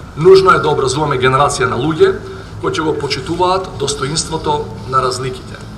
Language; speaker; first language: Macedonian; native; Macedonian